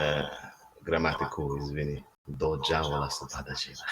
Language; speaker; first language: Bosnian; non-native, learner; English